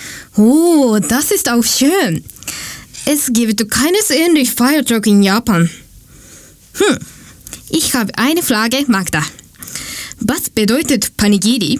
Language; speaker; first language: German; non-native, learner; Japanese